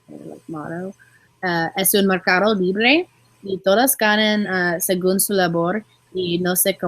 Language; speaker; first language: Spanish; non-native, learner; English